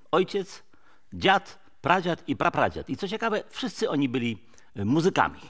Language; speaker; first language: Polish; native; Polish